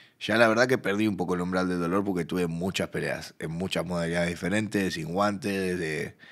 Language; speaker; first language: Spanish; native; Spanish